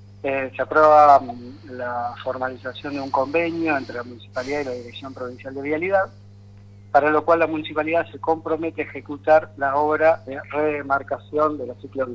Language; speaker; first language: Spanish; native; Spanish